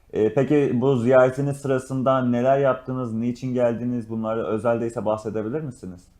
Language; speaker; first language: Turkish; native; Turkish